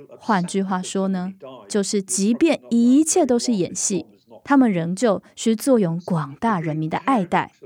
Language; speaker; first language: Chinese; native; Chinese